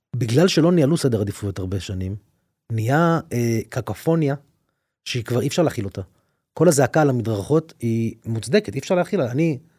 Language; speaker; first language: Hebrew; native; Hebrew